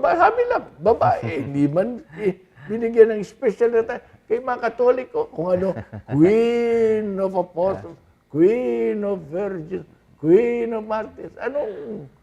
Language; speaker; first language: Filipino; native; Filipino